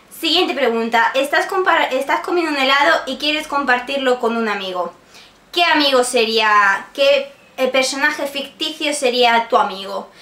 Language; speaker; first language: Spanish; native; Spanish